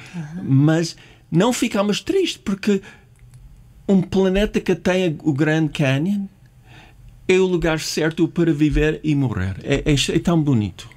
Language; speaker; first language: Portuguese; non-native, fluent; English